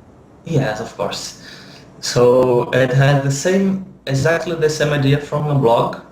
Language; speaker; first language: English; non-native, fluent; Portuguese